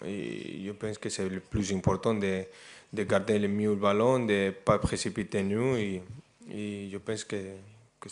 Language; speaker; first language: French; non-native, fluent; Spanish